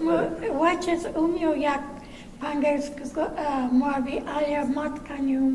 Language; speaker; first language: Polish; early bilingual, heritage; Polish